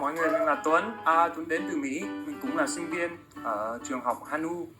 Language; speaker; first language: Vietnamese; early bilingual, other home language; English